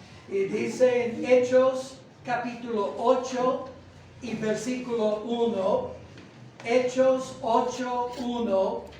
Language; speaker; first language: Spanish; non-native, fluent; English